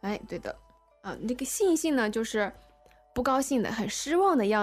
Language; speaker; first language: Chinese; native; Chinese